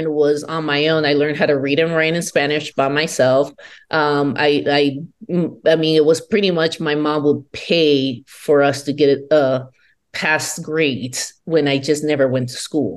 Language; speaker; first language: English; non-native, fluent; Spanish